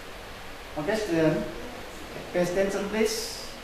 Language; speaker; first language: English; non-native, learner; Indonesian